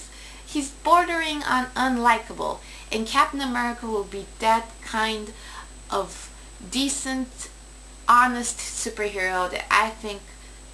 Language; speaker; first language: English; native; English